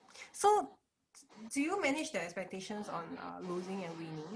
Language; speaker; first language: English; non-native, local second language; Chinese